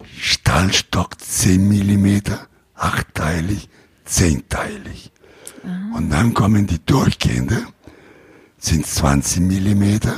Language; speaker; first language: German; non-native, fluent; Italian